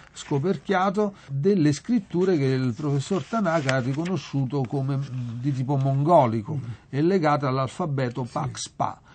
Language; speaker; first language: Italian; native; Italian